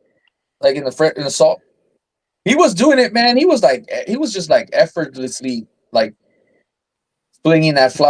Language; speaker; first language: English; native; English